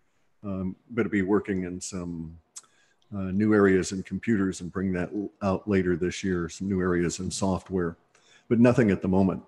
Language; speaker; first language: English; native; English